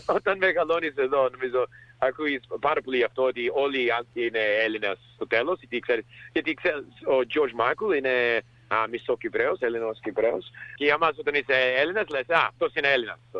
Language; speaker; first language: Greek; early bilingual, heritage; English